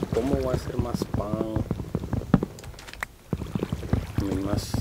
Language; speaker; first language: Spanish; early bilingual, heritage; Spanish